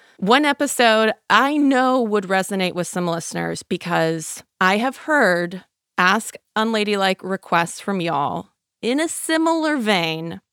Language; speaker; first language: English; native; English